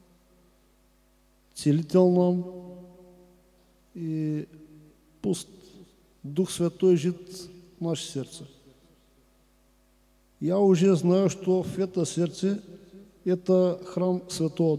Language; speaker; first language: Russian; non-native, learner; Bulgarian